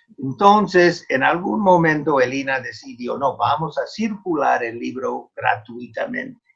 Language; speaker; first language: Spanish; non-native, fluent; English